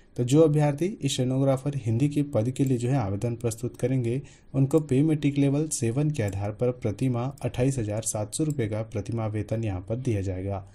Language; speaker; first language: Hindi; native; Hindi